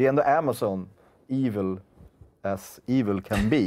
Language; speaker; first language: Swedish; native; Swedish